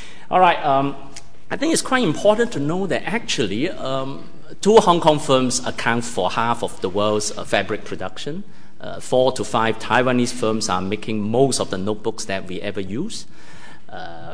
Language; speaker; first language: English; non-native, local second language; Cantonese